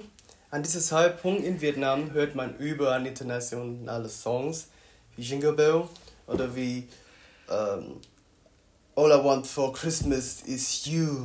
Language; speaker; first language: German; non-native, learner; Vietnamese